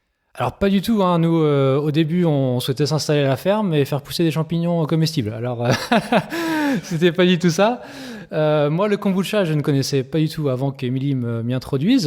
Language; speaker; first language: French; native; French